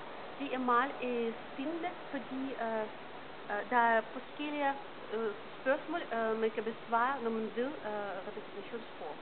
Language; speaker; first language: Danish; non-native, fluent; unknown